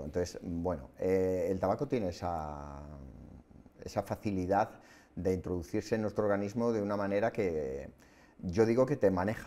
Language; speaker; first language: Spanish; native; Spanish